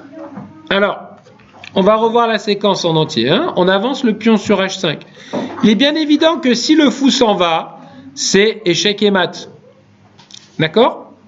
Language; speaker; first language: French; native; French